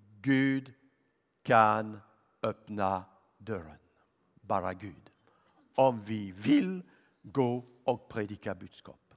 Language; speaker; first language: Swedish; non-native, learner; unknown